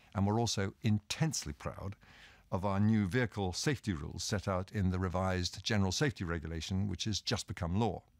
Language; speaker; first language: English; native; English